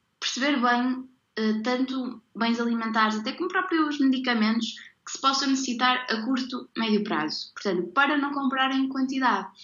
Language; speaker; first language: Portuguese; native; Portuguese